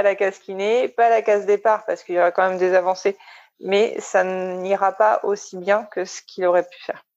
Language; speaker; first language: French; native; French